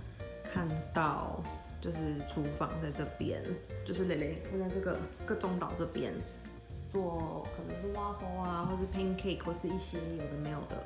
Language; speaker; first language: Chinese; native; Chinese